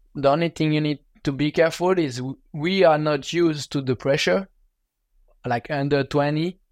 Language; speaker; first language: English; non-native, learner; French